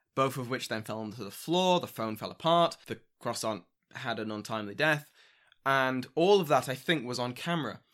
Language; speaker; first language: English; native; English